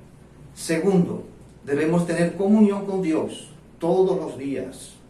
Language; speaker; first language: Spanish; non-native, fluent; Portuguese